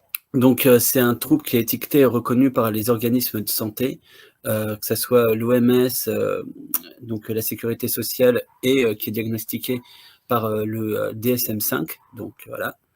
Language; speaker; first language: French; native; French